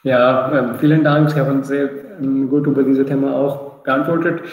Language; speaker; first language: German; non-native, learner; Urdu